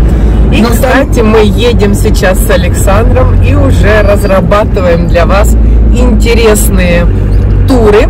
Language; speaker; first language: Russian; native; Russian